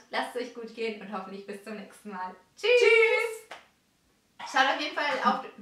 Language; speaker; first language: German; early bilingual, other home language; Italian